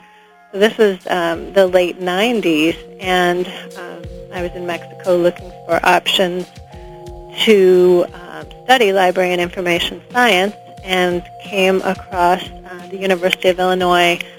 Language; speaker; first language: English; native; English